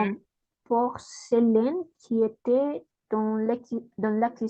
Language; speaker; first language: French; non-native, learner; Spanish